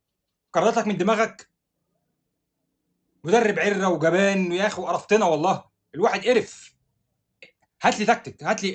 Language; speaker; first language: Arabic; native; Arabic